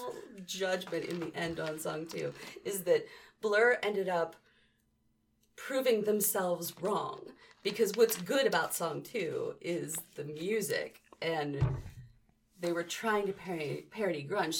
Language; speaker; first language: English; native; English